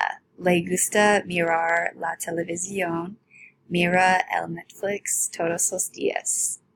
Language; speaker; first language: Spanish; non-native, learner; English